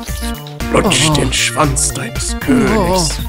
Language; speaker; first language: German; native; German